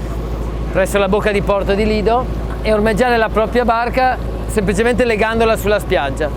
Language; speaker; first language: Italian; native; Italian